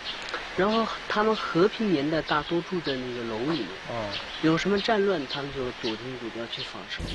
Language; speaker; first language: Chinese; native; Chinese